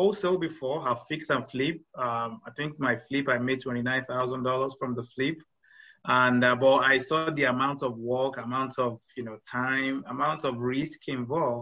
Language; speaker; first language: English; non-native, local second language; Yoruba